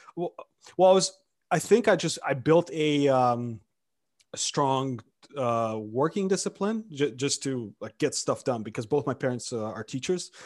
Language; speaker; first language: English; early bilingual, other home language; Romanian